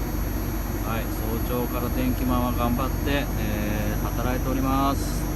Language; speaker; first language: Japanese; native; Japanese